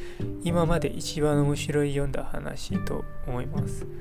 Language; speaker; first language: Japanese; non-native, learner; English